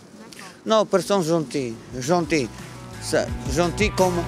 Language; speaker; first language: French; non-native, learner; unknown